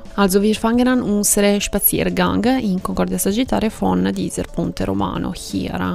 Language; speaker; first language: German; non-native, fluent; Italian